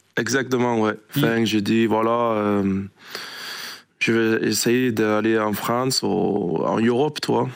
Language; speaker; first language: French; non-native, learner; English